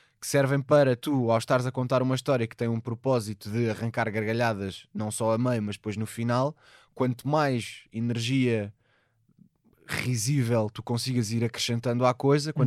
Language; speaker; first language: Portuguese; native; Portuguese